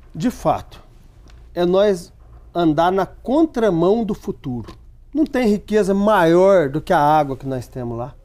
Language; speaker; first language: Portuguese; native; Portuguese